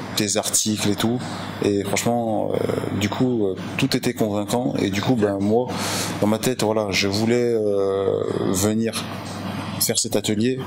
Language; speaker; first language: French; native; French